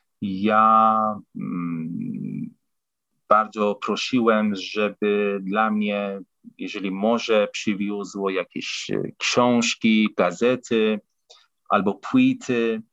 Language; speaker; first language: Polish; non-native, fluent; Persian